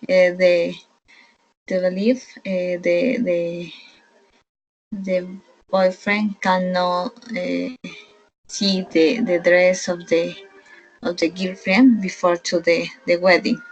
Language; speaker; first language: English; non-native, learner; Spanish